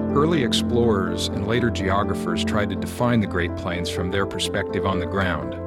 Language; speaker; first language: English; native; English